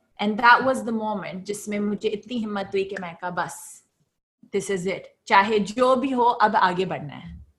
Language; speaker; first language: Urdu; native; Urdu